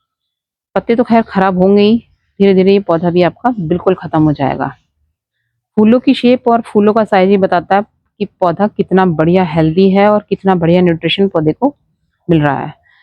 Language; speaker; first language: Hindi; native; Hindi